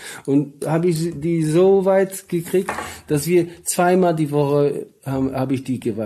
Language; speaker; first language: German; non-native, learner; Polish